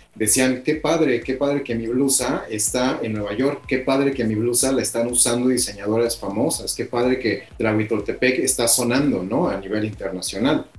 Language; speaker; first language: Spanish; native; Spanish